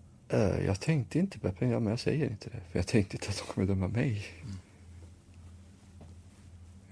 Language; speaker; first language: Swedish; early bilingual, other home language; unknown